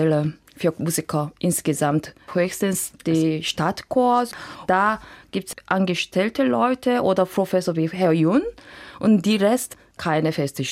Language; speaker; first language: German; non-native, fluent; Korean